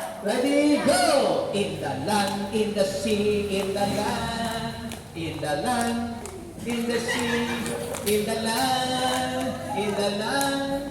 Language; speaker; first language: English; non-native, fluent; Filipino